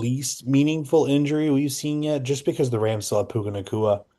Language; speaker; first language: English; native; English